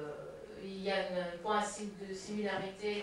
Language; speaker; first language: French; non-native, fluent; Japanese